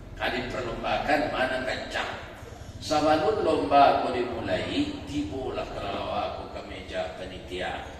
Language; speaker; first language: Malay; non-native, local second language; Minangkabau